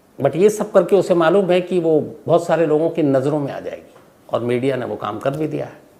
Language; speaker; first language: Hindi; native; Hindi